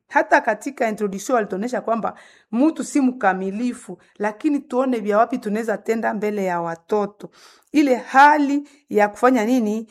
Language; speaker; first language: Swahili; native; Swahili